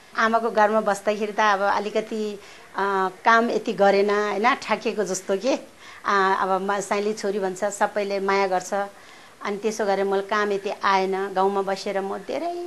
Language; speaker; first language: Nepali; non-native, local second language; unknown